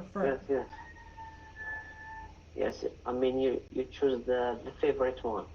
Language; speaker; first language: English; non-native, learner; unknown